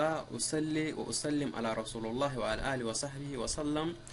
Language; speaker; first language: Arabic; native; Arabic